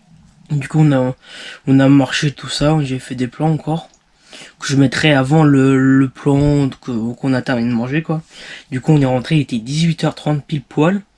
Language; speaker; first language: French; native; French